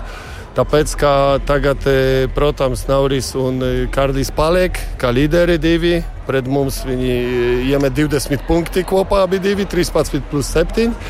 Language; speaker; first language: Latvian; non-native, learner; Polish